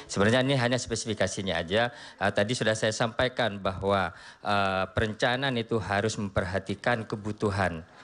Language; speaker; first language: Indonesian; non-native, local second language; Madurese